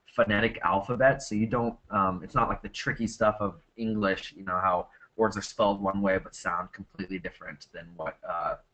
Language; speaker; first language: English; native; English